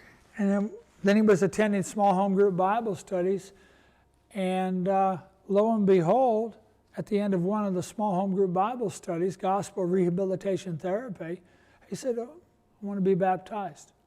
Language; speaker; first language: English; native; English